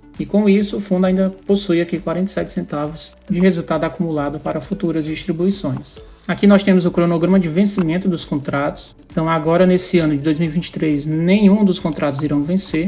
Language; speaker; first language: Portuguese; native; Portuguese